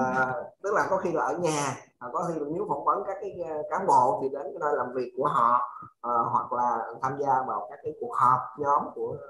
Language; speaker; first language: Vietnamese; native; Vietnamese